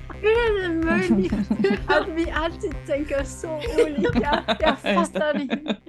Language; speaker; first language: Swedish; non-native, fluent; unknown